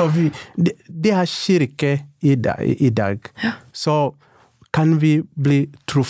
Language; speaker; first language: Norwegian; non-native, local second language; Swahili